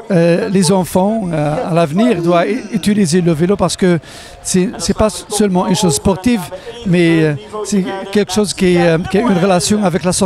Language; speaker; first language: French; non-native, fluent; Riffian